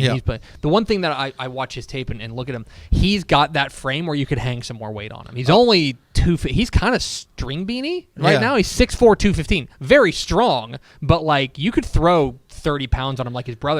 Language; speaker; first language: English; native; English